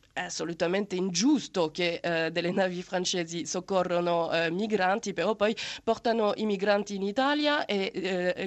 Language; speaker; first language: Italian; non-native, fluent; French